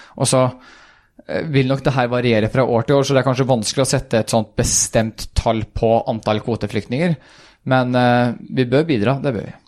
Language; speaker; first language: Norwegian; early bilingual, other home language; Swedish